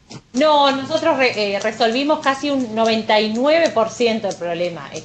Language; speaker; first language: Spanish; native; Spanish